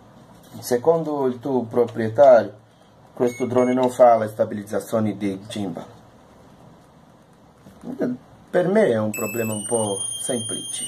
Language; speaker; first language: Italian; non-native, learner; Portuguese